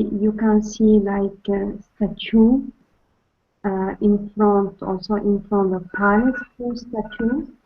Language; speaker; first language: English; non-native, learner; Arabic